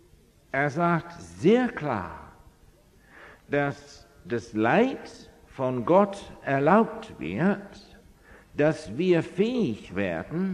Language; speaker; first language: German; non-native, fluent; English